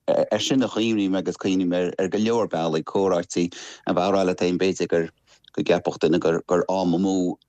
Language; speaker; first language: Irish; non-native, local second language; English